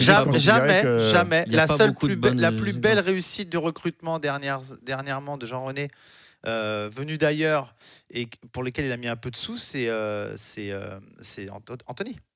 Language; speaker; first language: French; native; French